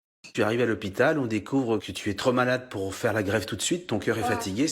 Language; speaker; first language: French; native; French